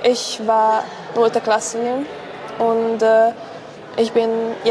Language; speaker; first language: German; non-native, local second language; Hungarian